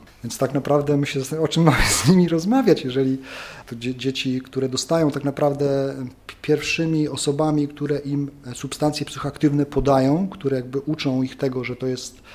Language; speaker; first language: Polish; native; Polish